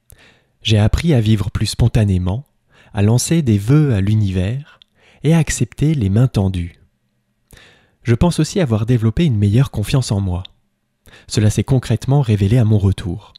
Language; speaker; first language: French; native; French